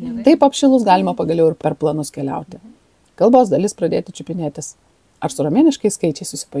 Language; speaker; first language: Lithuanian; native; Lithuanian